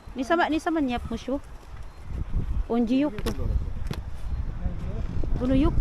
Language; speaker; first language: Turkish; non-native, learner; Filipino